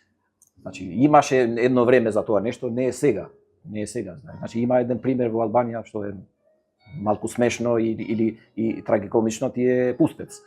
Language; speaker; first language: Macedonian; non-native, fluent; Albanian